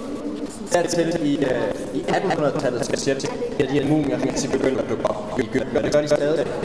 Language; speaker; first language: Danish; native; Danish